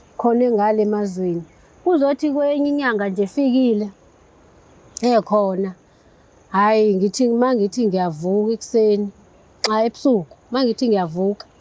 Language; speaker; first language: Zulu; native; Zulu